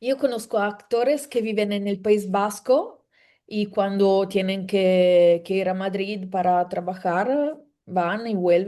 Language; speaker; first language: Spanish; non-native, fluent; Italian